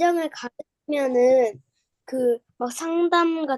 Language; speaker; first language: Korean; native; Korean